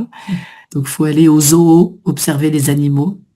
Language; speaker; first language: French; native; French